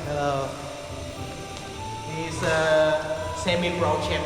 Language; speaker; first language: English; non-native, learner; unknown